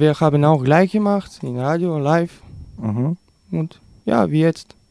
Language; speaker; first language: German; non-native, learner; Bulgarian